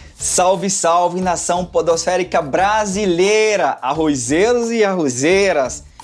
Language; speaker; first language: Portuguese; native; Portuguese